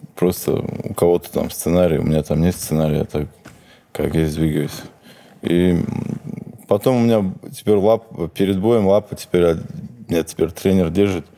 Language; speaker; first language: Russian; non-native, local second language; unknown